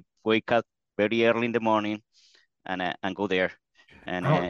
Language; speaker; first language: English; non-native, fluent; Spanish